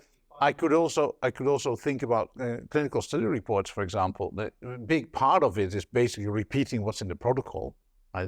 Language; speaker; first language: English; non-native, fluent; Dutch